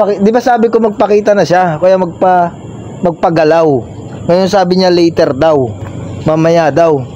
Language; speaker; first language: Filipino; native; Filipino